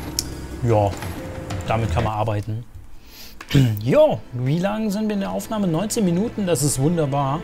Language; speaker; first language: German; native; German